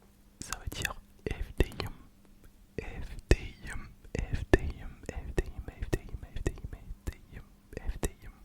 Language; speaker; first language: Turkish; early bilingual, heritage; Turkish